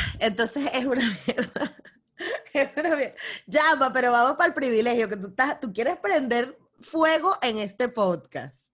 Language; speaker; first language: Spanish; native; Spanish